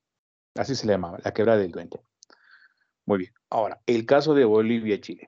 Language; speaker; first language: Spanish; native; Spanish